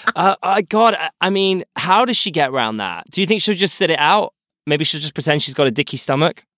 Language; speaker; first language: English; native; English